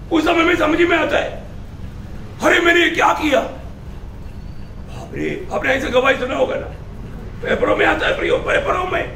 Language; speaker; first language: Hindi; non-native, local second language; Malayalam